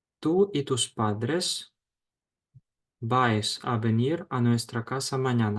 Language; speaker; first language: Spanish; non-native, fluent; Ukrainian